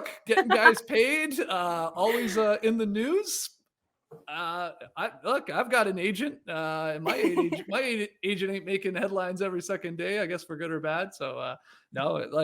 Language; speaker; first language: English; native; English